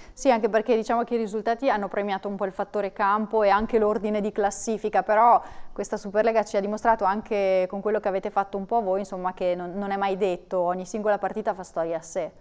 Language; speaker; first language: Italian; native; Italian